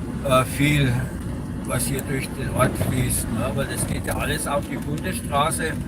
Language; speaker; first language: German; native; German